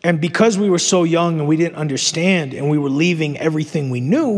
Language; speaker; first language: English; native; English